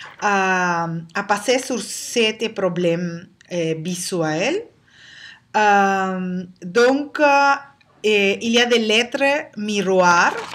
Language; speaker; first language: French; non-native, learner; Spanish